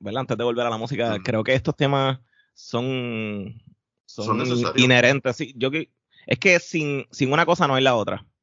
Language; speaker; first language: Spanish; native; Spanish